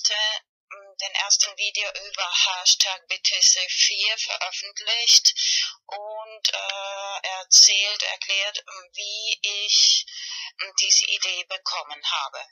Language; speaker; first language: German; non-native, fluent; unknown